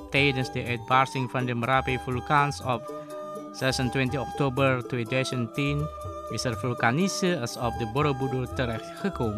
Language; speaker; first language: Dutch; non-native, fluent; Indonesian